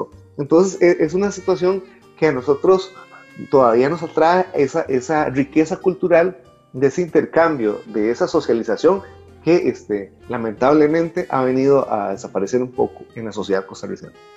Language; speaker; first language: Spanish; native; Spanish